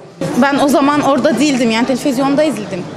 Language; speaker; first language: Turkish; non-native, fluent; Arabic